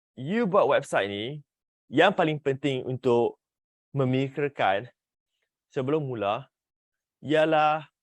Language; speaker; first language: Malay; non-native, local second language; Chinese